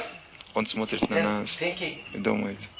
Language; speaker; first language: Russian; non-native, learner; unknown